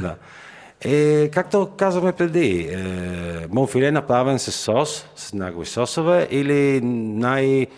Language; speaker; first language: Bulgarian; non-native, fluent; Italian